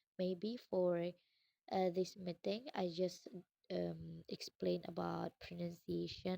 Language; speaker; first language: English; non-native, fluent; Indonesian